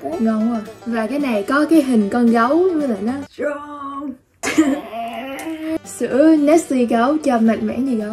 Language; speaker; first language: Vietnamese; early bilingual, heritage; Vietnamese